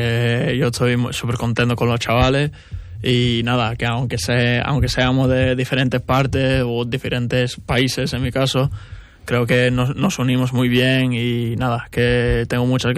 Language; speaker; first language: Spanish; non-native, fluent; English